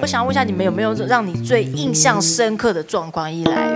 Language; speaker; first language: Chinese; native; Chinese